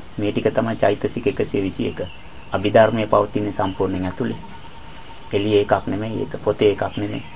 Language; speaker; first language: Sinhala; non-native, fluent; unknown